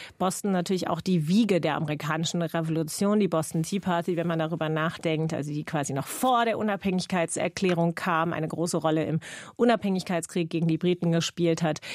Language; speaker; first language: German; non-native, fluent; English